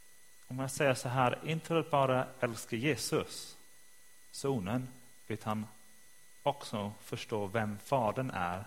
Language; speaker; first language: Swedish; non-native, fluent; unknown